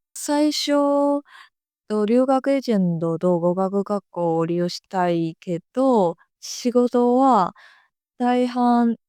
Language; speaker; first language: Japanese; non-native, fluent; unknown